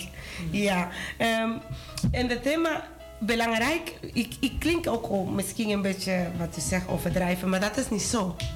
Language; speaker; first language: Dutch; non-native, learner; Spanish